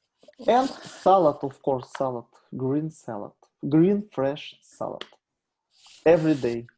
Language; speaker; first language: English; non-native, learner; Russian